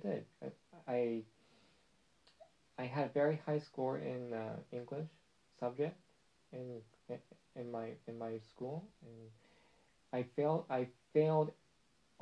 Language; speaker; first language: English; non-native, fluent; Chinese